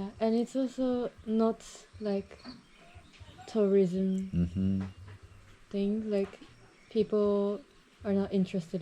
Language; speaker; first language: English; non-native, fluent; Japanese